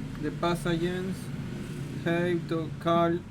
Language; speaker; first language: English; non-native, learner; Spanish